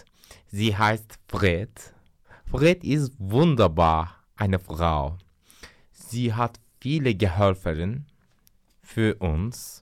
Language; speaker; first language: German; non-native, learner; Turkish